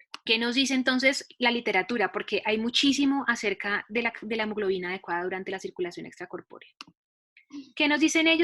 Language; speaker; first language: Spanish; native; Spanish